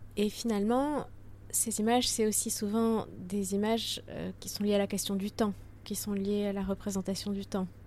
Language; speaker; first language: French; native; French